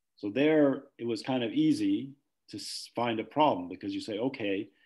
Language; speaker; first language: English; native; English